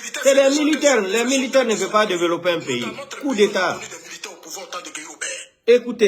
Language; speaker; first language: French; non-native, local second language; Fula